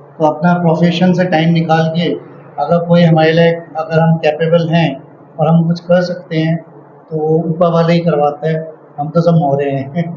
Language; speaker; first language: Hindi; native; Hindi